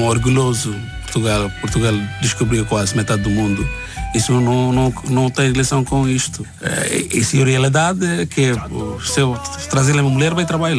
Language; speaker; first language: Portuguese; non-native, learner; Bangla